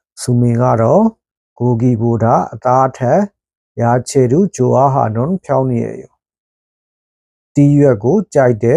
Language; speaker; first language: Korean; non-native, fluent; Burmese